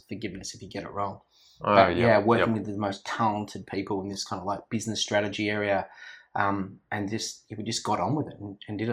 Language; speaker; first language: English; native; English